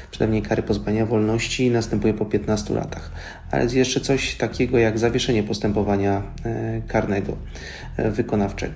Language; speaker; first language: Polish; native; Polish